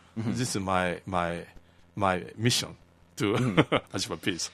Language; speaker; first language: English; non-native, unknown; Japanese